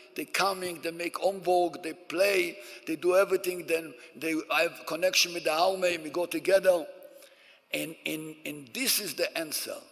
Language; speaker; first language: English; non-native, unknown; Hebrew